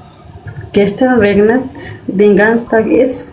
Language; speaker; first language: German; non-native, learner; Amharic